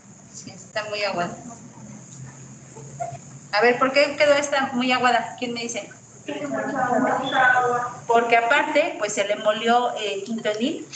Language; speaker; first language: Spanish; native; Spanish